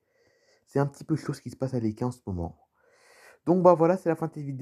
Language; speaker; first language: French; native; French